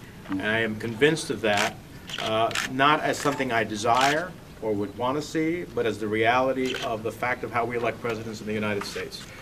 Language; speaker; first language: English; early bilingual, other home language; Spanish